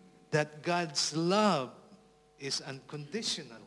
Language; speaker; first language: English; non-native, local second language; Filipino